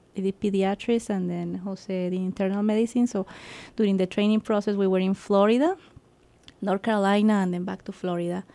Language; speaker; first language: English; non-native, fluent; Spanish